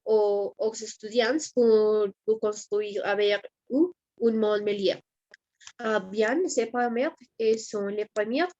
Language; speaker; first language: French; non-native, learner; Spanish